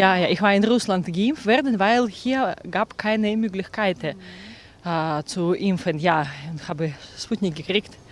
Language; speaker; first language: German; non-native, learner; Russian